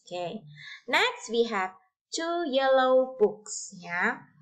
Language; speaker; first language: English; non-native, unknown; Indonesian